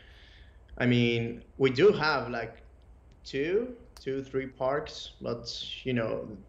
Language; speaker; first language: English; non-native, fluent; Greek